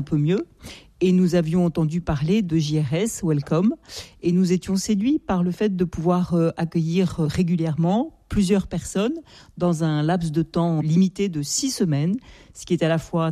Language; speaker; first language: French; native; French